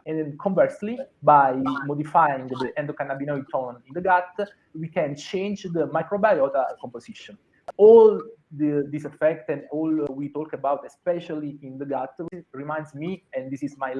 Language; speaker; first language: English; non-native, fluent; Italian